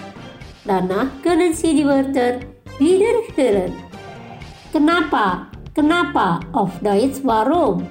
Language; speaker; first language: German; non-native, fluent; Indonesian